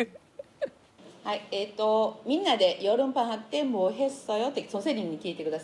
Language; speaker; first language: Korean; early bilingual, heritage; Japanese